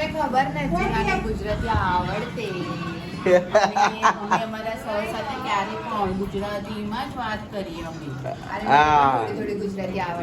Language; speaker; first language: Gujarati; non-native, local second language; Marathi